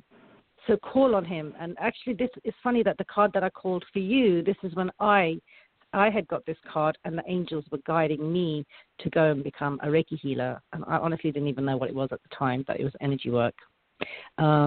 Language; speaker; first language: English; native; English